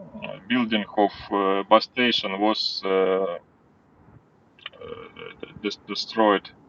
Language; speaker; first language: English; non-native, learner; Ukrainian